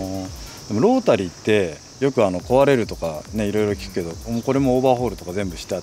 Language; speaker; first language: Japanese; native; Japanese